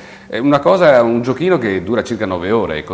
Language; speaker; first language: Italian; native; Italian